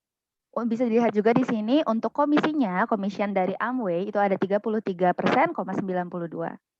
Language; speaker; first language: Indonesian; native; Indonesian